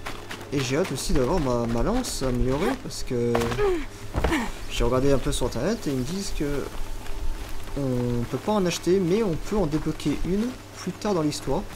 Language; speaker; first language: French; native; French